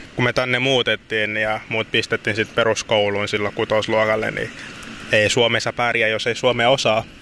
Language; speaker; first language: Finnish; early bilingual, other home language; Lingala